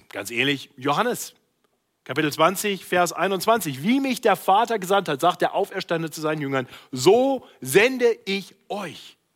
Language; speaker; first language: German; native; German